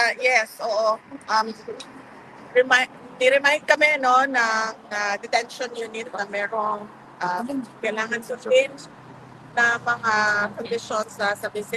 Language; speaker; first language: Filipino; non-native, local second language; Cebuano